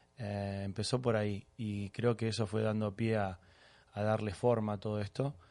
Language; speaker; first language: Spanish; native; Spanish